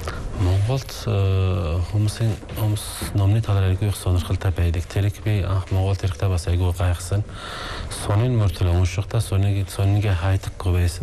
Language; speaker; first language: Mongolian; non-native, fluent; Turkish